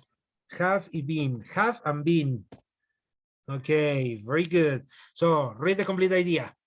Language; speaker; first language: English; non-native, fluent; Spanish